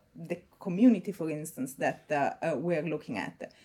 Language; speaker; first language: English; non-native, fluent; Italian